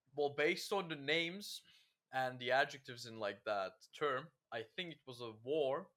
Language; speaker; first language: English; non-native, fluent; Turkish